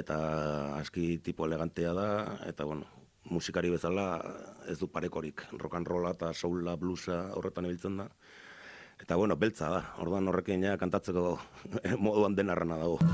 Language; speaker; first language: Basque; native; Basque